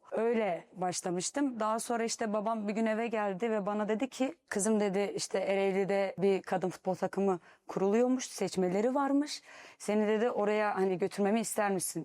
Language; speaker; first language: Turkish; native; Turkish